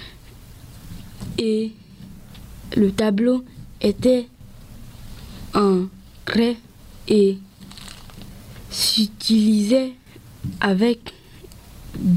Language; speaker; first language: French; early bilingual, other home language; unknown